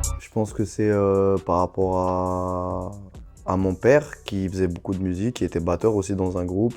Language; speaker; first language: French; non-native, local second language; Arabic